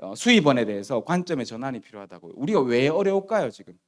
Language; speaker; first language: Korean; native; Korean